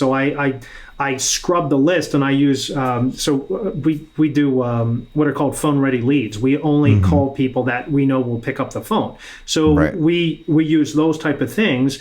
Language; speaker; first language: English; native; English